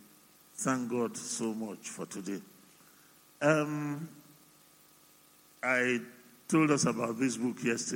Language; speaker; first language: English; non-native, local second language; Igbo